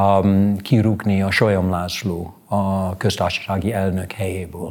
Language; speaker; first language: Hungarian; non-native, fluent; English